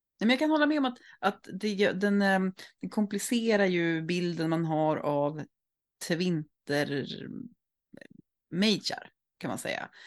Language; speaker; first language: Swedish; native; Swedish